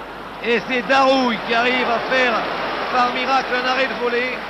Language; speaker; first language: French; native; French